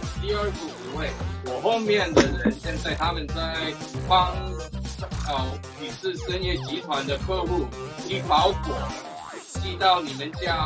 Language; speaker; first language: Chinese; early bilingual, heritage; Chinese